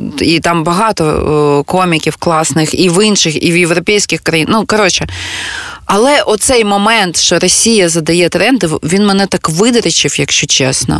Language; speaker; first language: Ukrainian; non-native, local second language; Russian